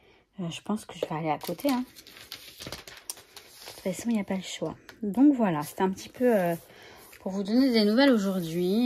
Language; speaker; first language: French; native; French